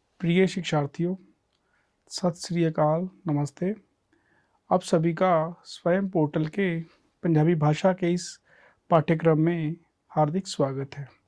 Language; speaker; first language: Hindi; non-native, local second language; Punjabi